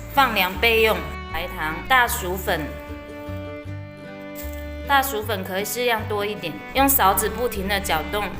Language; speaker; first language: Chinese; non-native, local second language; Min Nan Chinese